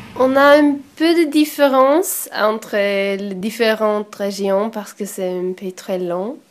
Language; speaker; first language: French; non-native, learner; Swedish